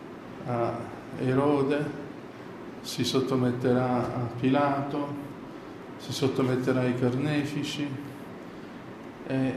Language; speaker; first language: Italian; native; Italian